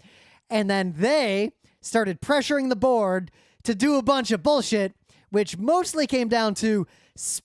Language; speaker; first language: English; native; English